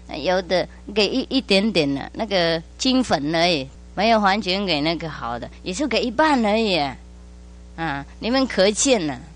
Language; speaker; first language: Chinese; non-native, fluent; Vietnamese